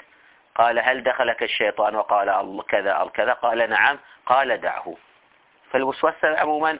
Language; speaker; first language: Arabic; native; Arabic